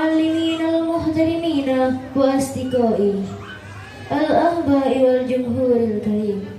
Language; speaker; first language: Arabic; non-native, learner; Indonesian